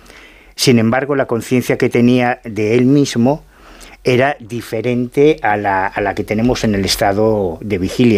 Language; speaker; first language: Spanish; native; Spanish